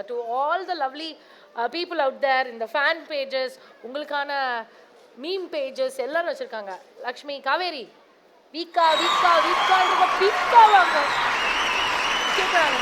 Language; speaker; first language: Tamil; native; Tamil